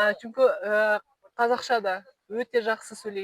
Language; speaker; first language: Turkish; non-native, learner; Kazakh